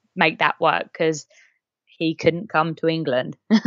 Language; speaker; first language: English; native; English